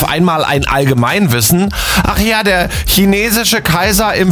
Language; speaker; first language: German; native; German